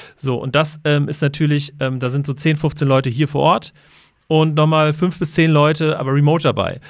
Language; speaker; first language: German; native; German